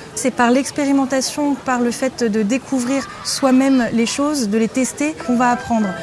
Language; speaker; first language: French; native; French